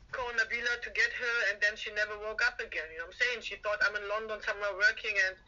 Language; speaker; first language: English; non-native, fluent; German